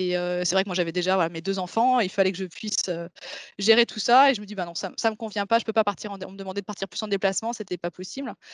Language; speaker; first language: French; native; French